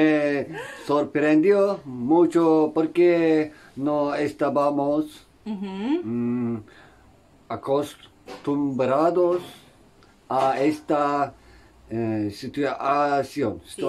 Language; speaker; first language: Spanish; non-native, learner; Turkish